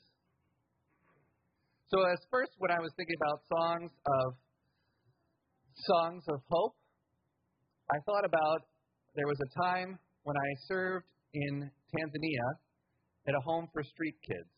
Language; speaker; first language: English; native; English